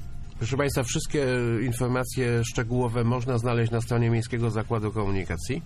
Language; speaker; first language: Polish; native; Polish